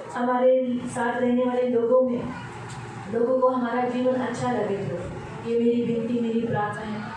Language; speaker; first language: Hindi; non-native, local second language; Marathi